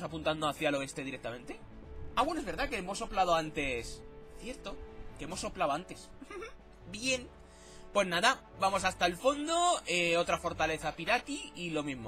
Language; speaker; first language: Spanish; native; Spanish